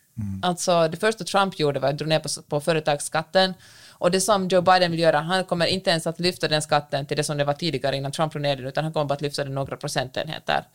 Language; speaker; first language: Swedish; native; Swedish